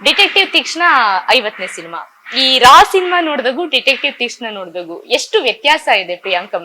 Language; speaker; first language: Kannada; native; Kannada